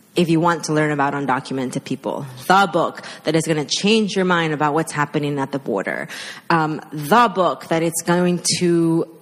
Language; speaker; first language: English; early bilingual, other home language; Spanish